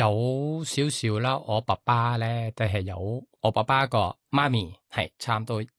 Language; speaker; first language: Cantonese; non-native, learner; Thai